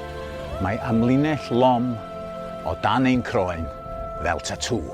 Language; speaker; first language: Welsh; native; Welsh